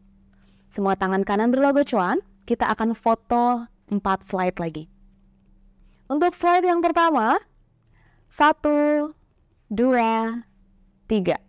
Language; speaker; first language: Indonesian; native; Indonesian